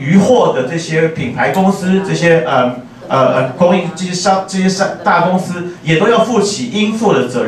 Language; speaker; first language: Chinese; native; Chinese